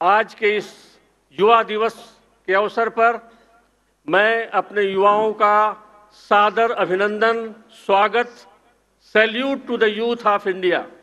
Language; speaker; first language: Hindi; native; Hindi